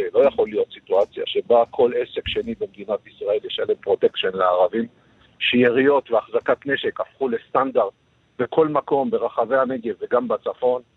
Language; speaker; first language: Hebrew; native; Hebrew